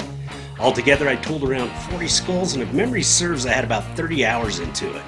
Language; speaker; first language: English; native; English